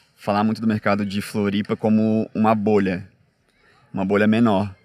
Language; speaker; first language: Portuguese; native; Portuguese